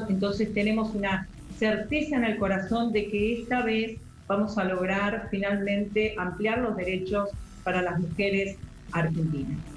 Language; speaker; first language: Spanish; native; Spanish